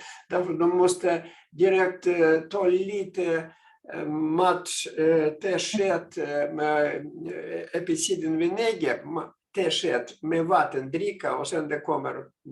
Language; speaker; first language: Swedish; non-native, fluent; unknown